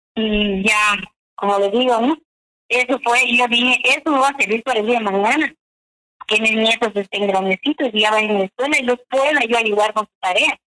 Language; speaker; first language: Spanish; native; Spanish